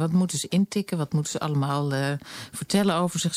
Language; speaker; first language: Dutch; native; Dutch